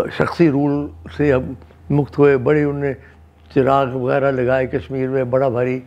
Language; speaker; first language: Hindi; non-native, local second language; Dogri